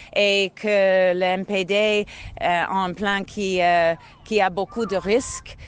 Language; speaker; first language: French; non-native, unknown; English